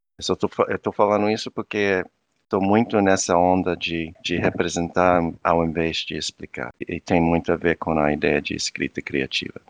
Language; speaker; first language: Portuguese; non-native, fluent; English